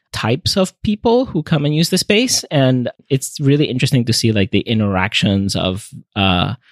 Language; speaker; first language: English; non-native, fluent; Spanish